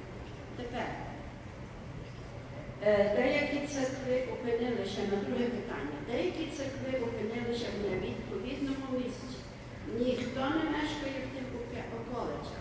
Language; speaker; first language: Ukrainian; early bilingual, heritage; Ukrainian